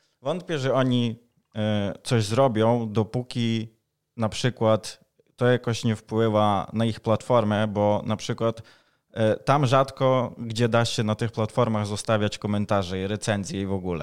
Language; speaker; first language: Polish; non-native, fluent; Ukrainian